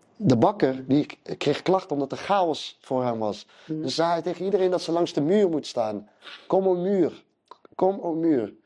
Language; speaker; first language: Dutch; early bilingual, other home language; Arabic